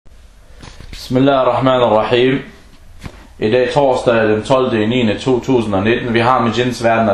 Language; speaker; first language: Danish; non-native, fluent; Arabic